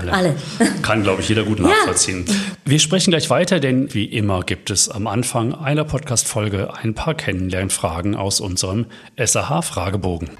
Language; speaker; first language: German; native; German